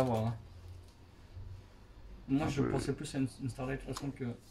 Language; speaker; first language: French; native; French